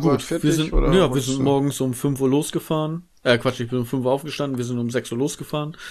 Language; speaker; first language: German; native; German